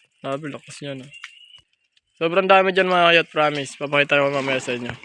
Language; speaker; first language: Filipino; non-native, local second language; Masbatenyo